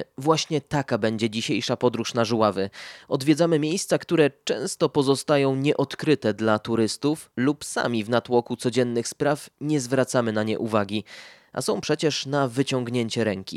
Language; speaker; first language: Polish; native; Polish